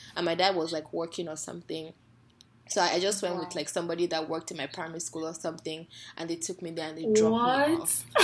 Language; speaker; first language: English; non-native, local second language; Yoruba